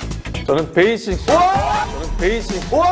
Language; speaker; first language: Korean; native; Korean